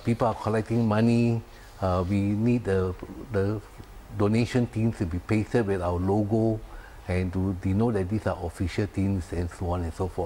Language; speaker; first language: English; non-native, local second language; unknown